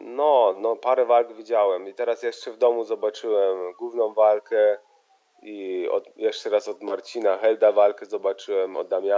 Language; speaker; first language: Polish; early bilingual, heritage; Polish